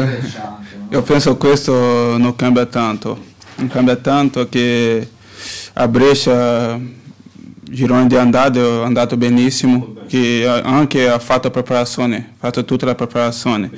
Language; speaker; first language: Italian; non-native, learner; Portuguese